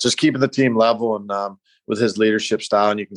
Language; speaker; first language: English; native; English